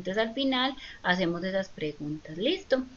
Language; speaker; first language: Spanish; native; Spanish